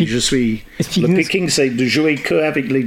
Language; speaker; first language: French; non-native, fluent; English